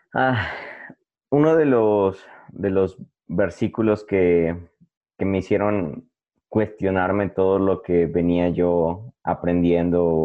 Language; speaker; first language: Spanish; native; Spanish